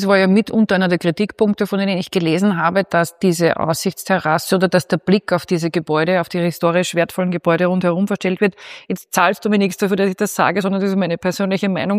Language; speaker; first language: German; native; German